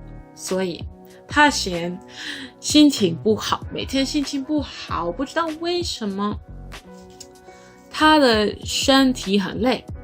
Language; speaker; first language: Chinese; non-native, learner; English